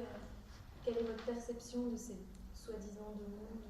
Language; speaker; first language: French; native; French